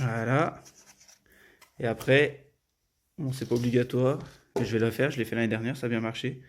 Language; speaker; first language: French; native; French